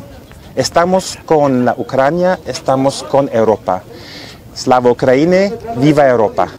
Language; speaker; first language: Spanish; non-native, fluent; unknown